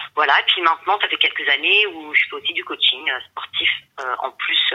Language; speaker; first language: French; native; French